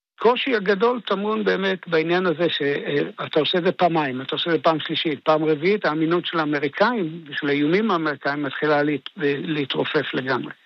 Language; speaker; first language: Hebrew; native; Hebrew